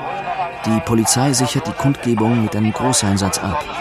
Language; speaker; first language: German; native; German